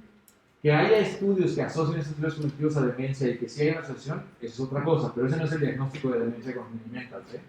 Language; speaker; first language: Spanish; native; Spanish